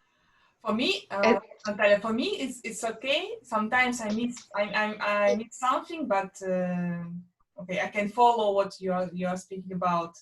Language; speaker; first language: English; non-native, learner; Russian